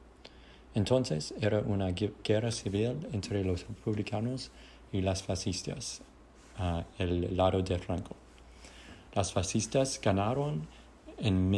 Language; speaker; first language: Spanish; non-native, learner; English